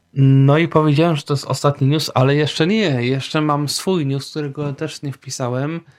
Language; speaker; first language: Polish; native; Polish